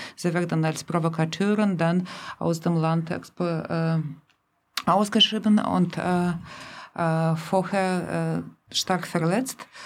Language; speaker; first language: German; non-native, fluent; Russian